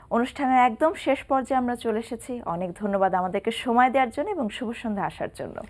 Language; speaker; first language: Bangla; native; Bangla